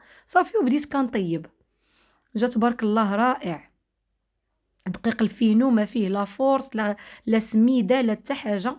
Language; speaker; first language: Arabic; native; Arabic